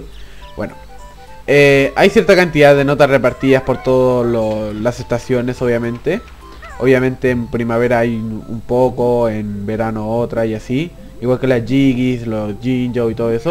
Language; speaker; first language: Spanish; native; Spanish